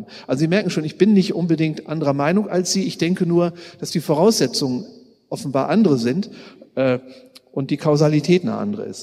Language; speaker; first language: German; native; German